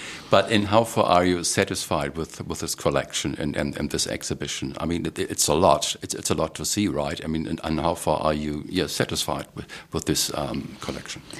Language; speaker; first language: English; non-native, fluent; German